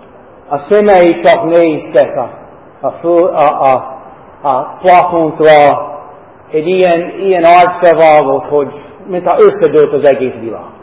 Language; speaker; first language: Hungarian; non-native, fluent; English